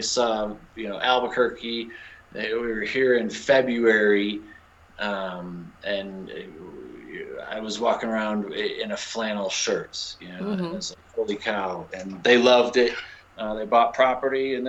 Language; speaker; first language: English; native; English